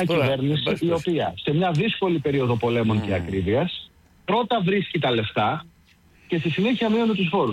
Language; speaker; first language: Greek; native; Greek